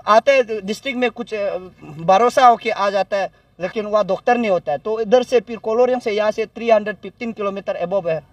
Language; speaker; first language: Hindi; non-native, local second language; Nyishi